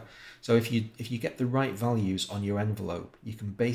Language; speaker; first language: English; native; English